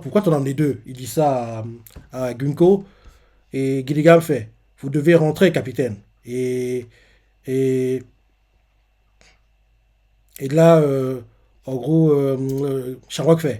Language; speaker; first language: French; native; French